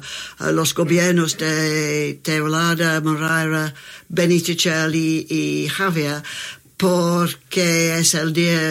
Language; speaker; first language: Spanish; non-native, learner; English